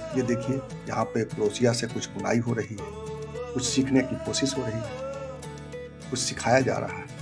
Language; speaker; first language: Hindi; native; Hindi